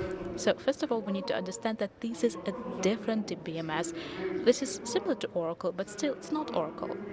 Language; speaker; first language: English; non-native, fluent; Russian